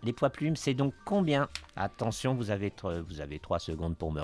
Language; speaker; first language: French; native; French